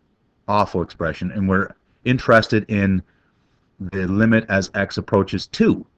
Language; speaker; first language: English; native; English